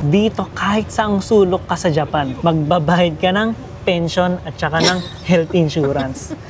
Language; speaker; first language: Filipino; native; Filipino